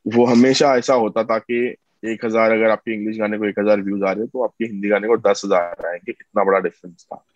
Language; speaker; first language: Hindi; native; Hindi